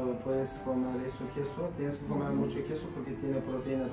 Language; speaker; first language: Spanish; non-native, fluent; Turkish